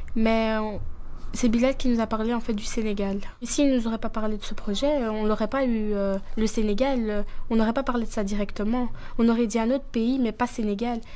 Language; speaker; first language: French; native; French